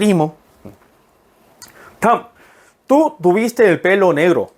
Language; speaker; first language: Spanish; non-native, fluent; Korean